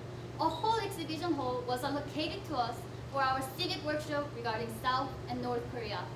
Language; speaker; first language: English; non-native, learner; Korean